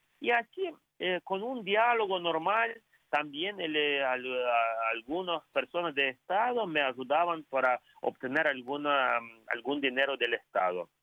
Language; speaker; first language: Spanish; non-native, fluent; Ukrainian